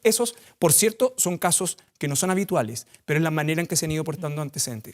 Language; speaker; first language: Spanish; native; Spanish